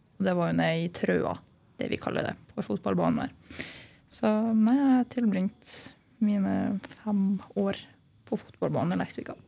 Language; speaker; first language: Norwegian; early bilingual, other home language; Lithuanian